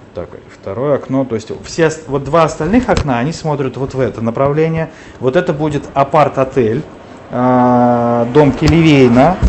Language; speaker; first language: Russian; native; Russian